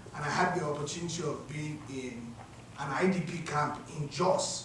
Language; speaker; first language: English; non-native, local second language; Yoruba